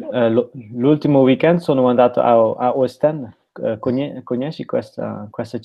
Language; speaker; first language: Italian; non-native, learner; Dutch